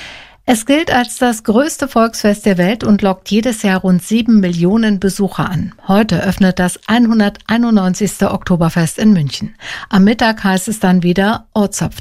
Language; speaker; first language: German; native; German